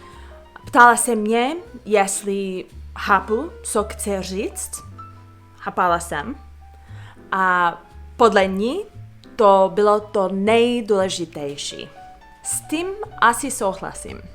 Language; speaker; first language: Czech; non-native, fluent; English